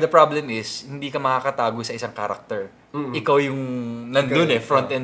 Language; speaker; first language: Filipino; native; Filipino